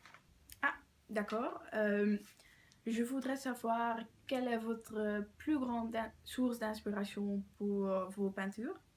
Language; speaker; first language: French; non-native, learner; Dutch